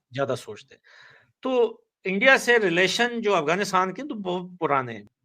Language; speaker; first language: Hindi; non-native, fluent; Pashto